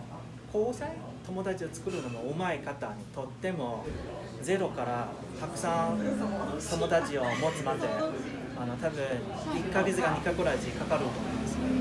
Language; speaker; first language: Japanese; non-native, fluent; Chinese